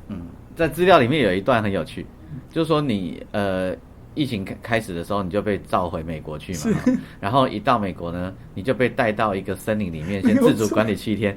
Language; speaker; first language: Chinese; native; Chinese